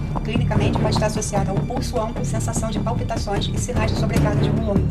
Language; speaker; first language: Portuguese; native; Portuguese